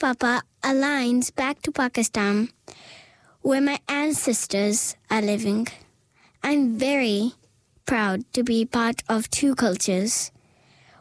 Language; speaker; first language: English; native; English